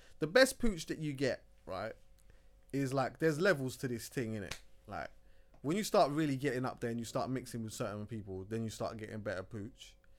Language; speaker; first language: English; native; English